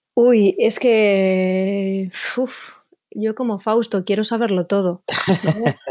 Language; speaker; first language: Spanish; native; Spanish